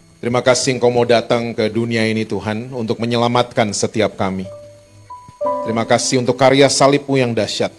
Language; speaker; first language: Indonesian; native; Indonesian